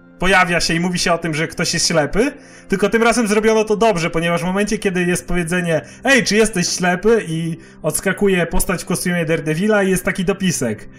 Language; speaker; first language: Polish; native; Polish